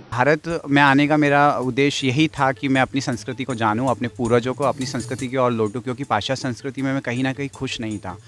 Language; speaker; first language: Hindi; non-native, fluent; English